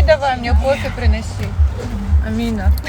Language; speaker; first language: Russian; non-native, local second language; Chechen